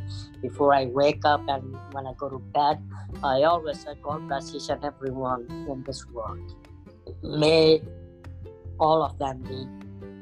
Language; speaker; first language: English; non-native, local second language; Punjabi